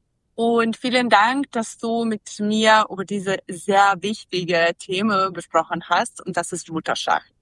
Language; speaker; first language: German; non-native, learner; Serbian